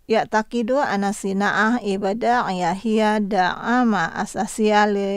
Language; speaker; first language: Arabic; non-native, fluent; Indonesian